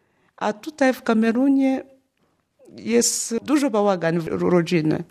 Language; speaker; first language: Polish; non-native, learner; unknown